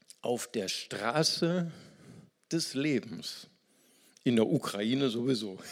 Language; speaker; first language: German; non-native, fluent; Portuguese